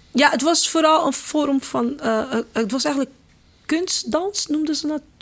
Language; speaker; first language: Dutch; early bilingual, other home language; Kabuverdianu